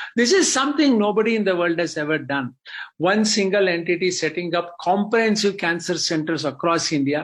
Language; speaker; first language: English; non-native, local second language; Kannada